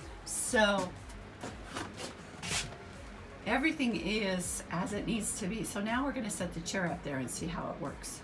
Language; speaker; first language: English; native; English